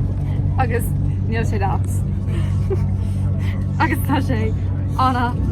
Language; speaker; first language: Irish; non-native, local second language; English